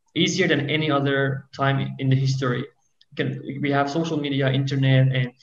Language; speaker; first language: English; non-native, fluent; Persian